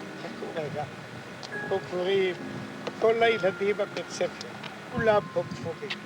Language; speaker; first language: Hebrew; non-native, fluent; Yiddish